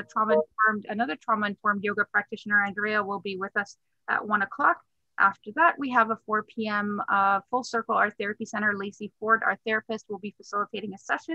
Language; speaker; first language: English; native; English